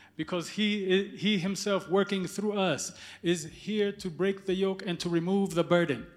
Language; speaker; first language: English; early bilingual, other home language; Amharic